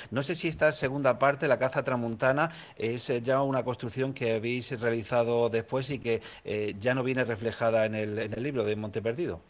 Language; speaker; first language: Spanish; native; Spanish